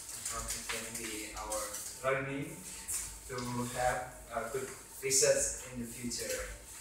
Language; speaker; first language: English; non-native, learner; Indonesian